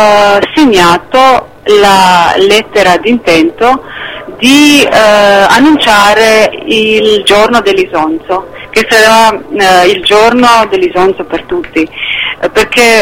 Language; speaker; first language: Italian; non-native, fluent; Slovenian